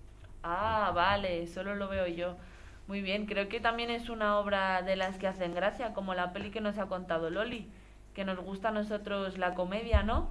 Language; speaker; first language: Spanish; native; Spanish